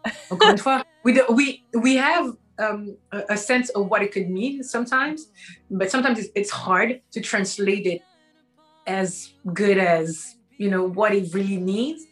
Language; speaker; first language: English; non-native, fluent; French